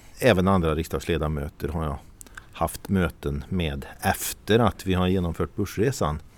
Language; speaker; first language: Swedish; native; Swedish